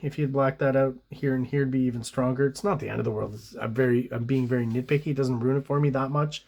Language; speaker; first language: English; native; English